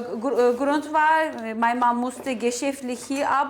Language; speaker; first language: German; non-native, learner; Turkish